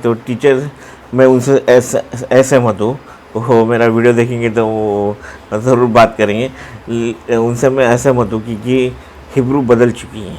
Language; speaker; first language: Hindi; non-native, local second language; Marathi